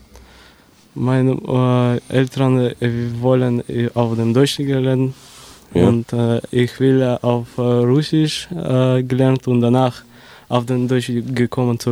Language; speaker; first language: German; non-native, learner; Russian